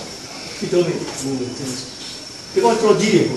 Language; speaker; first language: English; non-native, learner; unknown